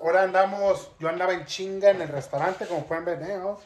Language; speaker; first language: Spanish; early bilingual, heritage; Spanish